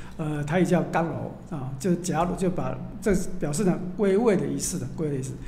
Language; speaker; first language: Chinese; native; Chinese